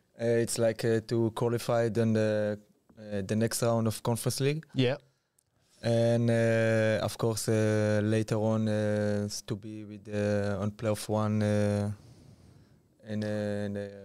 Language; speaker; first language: English; non-native, fluent; Hebrew